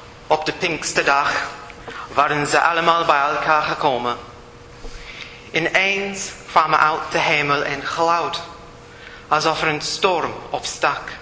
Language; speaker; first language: Dutch; non-native, fluent; English